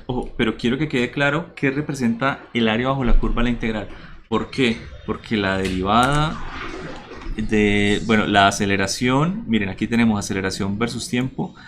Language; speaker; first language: Spanish; native; Spanish